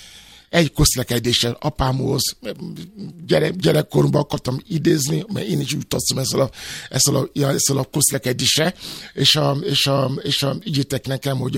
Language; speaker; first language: Hungarian; non-native, fluent; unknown